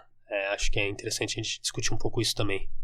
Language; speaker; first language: Portuguese; native; Portuguese